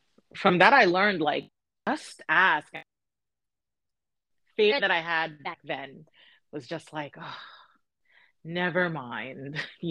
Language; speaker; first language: English; native; English